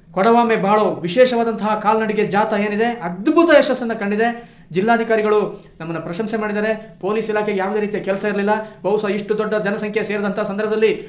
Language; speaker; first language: Kannada; non-native, local second language; Kodava